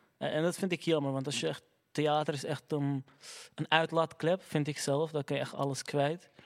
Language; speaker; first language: Dutch; early bilingual, other home language; Arabic